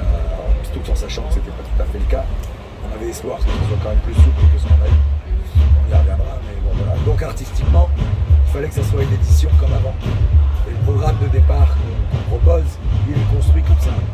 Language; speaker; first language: French; native; French